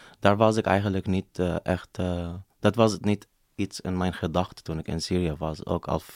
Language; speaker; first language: Dutch; non-native, fluent; Arabic